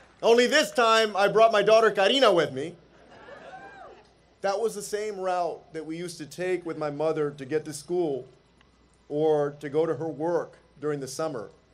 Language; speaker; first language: English; early bilingual, other home language; Spanish